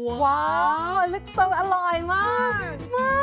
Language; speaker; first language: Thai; non-native, fluent; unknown